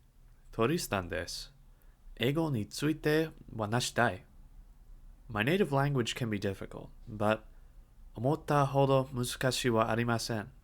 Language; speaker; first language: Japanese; non-native, learner; English